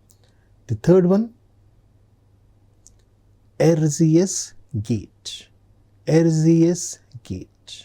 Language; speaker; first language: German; non-native, fluent; Telugu